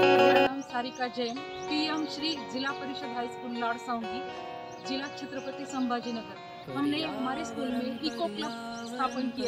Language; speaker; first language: Hindi; non-native, local second language; Marathi